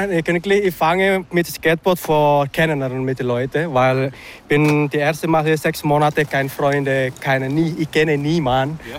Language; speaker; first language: German; non-native, learner; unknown